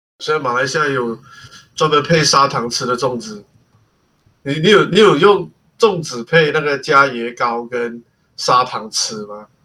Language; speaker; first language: Chinese; native; Chinese